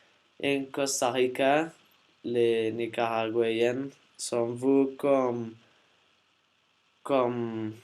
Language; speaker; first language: French; non-native, learner; Spanish